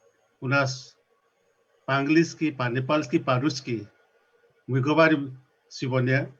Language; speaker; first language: Russian; non-native, learner; Nepali